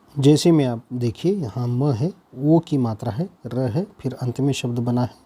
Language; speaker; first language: Hindi; non-native, local second language; Kannada